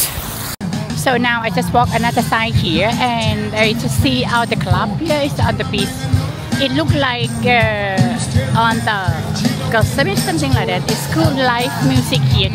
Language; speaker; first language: English; non-native, learner; Thai